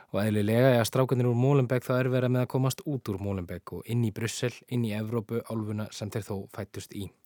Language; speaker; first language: Icelandic; native; Icelandic